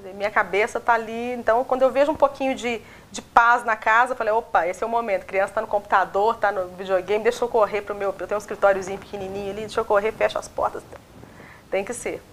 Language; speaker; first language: Portuguese; native; Portuguese